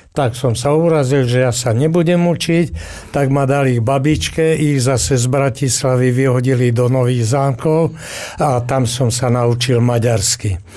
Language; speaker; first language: Slovak; native; Slovak